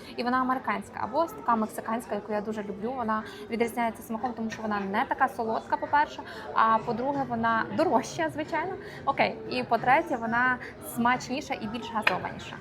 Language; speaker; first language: Ukrainian; native; Ukrainian